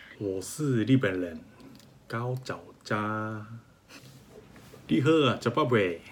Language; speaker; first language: Chinese; non-native, learner; Japanese